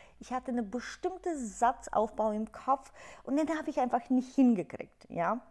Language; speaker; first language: German; non-native, fluent; Bulgarian